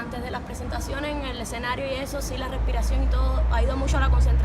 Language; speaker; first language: Spanish; native; Spanish